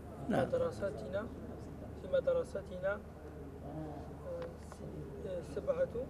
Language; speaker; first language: Arabic; non-native, learner; French